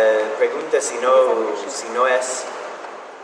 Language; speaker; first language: Spanish; non-native, fluent; English